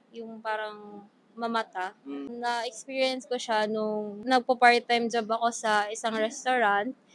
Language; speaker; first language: Filipino; non-native, local second language; Bikol